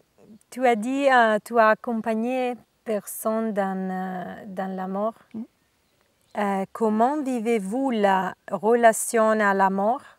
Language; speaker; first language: French; non-native, learner; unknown